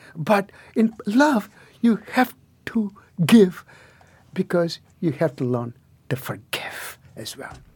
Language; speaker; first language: English; non-native, local second language; Tamil